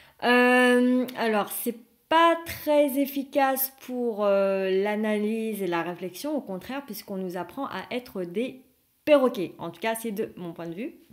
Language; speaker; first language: French; non-native, fluent; Vietnamese